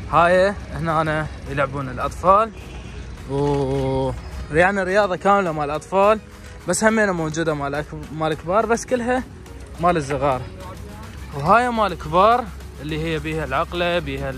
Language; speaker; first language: Arabic; native; Arabic